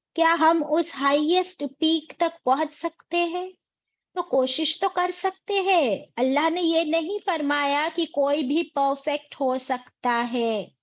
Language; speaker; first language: Urdu; native; Urdu